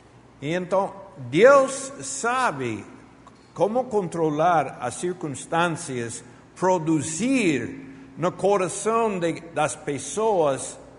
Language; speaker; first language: Portuguese; non-native, fluent; Spanish